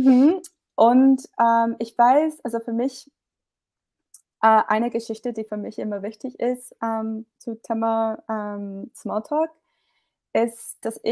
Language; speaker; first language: German; non-native, fluent; English